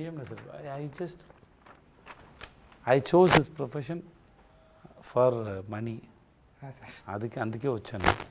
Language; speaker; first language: Telugu; non-native, learner; Tamil